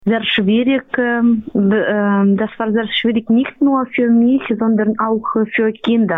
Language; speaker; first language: German; non-native, learner; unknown